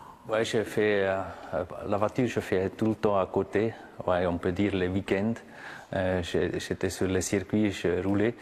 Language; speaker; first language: French; non-native, local second language; German